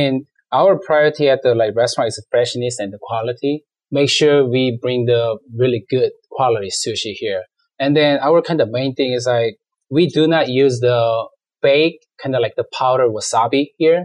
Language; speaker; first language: English; non-native, learner; Korean